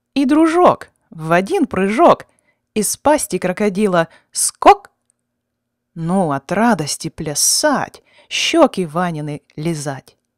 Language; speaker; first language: Russian; native; Russian